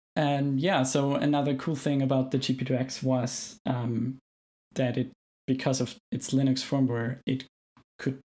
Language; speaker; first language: English; non-native, fluent; German